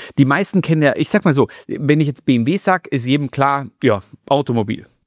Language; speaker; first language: German; native; German